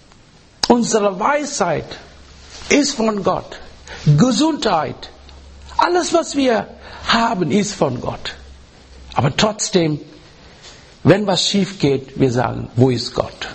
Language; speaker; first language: German; non-native, learner; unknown